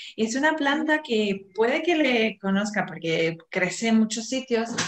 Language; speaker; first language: Spanish; non-native, fluent; English